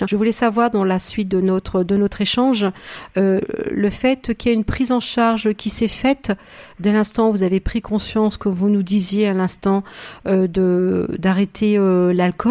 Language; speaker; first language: French; native; French